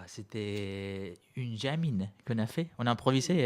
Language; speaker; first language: French; non-native, fluent; Spanish